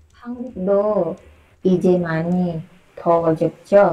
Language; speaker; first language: Korean; non-native, learner; Indonesian